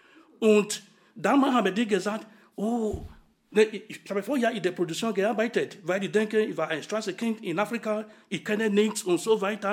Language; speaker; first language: German; non-native, fluent; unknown